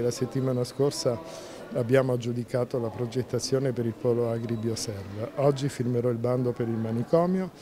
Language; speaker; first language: Italian; native; Italian